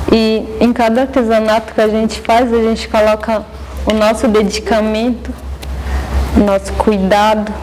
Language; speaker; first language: Portuguese; non-native, local second language; Guarani